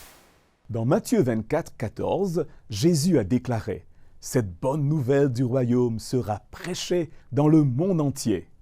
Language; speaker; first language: French; native; French